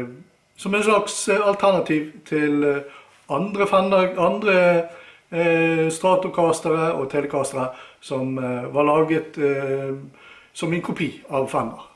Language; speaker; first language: Norwegian; native; Norwegian